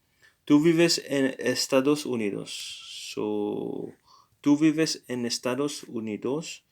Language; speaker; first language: Spanish; non-native, learner; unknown